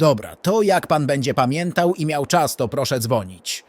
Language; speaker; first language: Polish; native; Polish